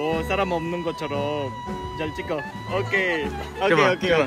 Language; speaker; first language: Korean; non-native, learner; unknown